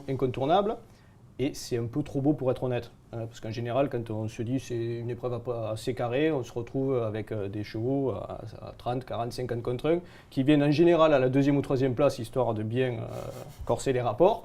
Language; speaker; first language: French; native; French